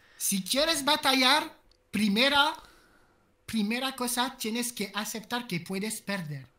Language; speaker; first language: Spanish; non-native, learner; French